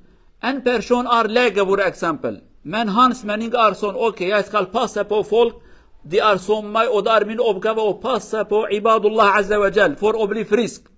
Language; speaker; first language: Swedish; non-native, learner; Kurdish